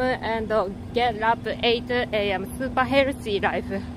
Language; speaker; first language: English; non-native, learner; Japanese